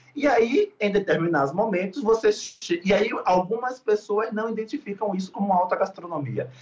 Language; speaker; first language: Portuguese; native; Portuguese